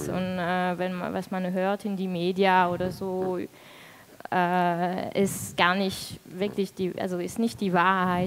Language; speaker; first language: German; non-native, fluent; French